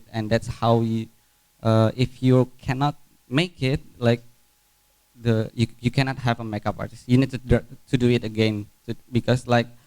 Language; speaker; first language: English; non-native, fluent; Indonesian